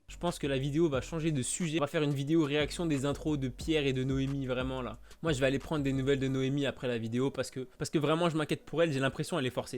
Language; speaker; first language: French; native; French